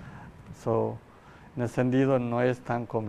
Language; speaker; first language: Spanish; non-native, learner; Malayalam